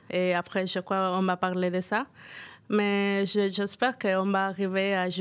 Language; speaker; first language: French; non-native, fluent; Spanish